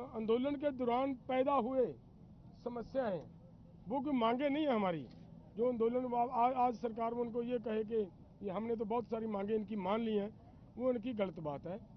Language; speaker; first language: Hindi; non-native, local second language; Punjabi